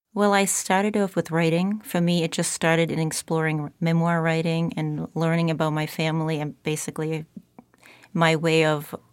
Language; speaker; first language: English; non-native, fluent; Czech